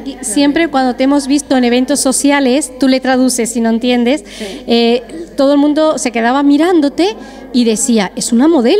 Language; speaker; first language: Spanish; native; Spanish